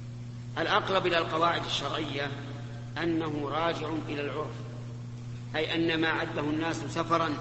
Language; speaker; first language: Arabic; native; Arabic